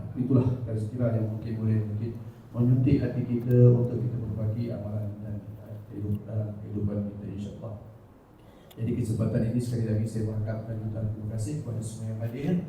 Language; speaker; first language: Malay; native; Malay